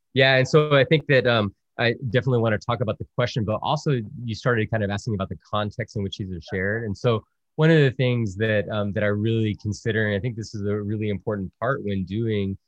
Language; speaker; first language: English; early bilingual, other home language; Spanish